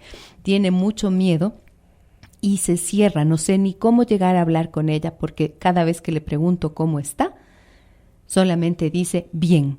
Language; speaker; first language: Spanish; native; Spanish